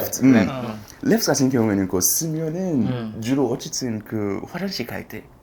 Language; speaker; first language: Korean; non-native, fluent; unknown